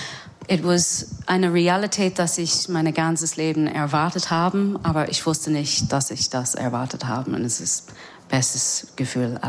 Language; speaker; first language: German; non-native, fluent; English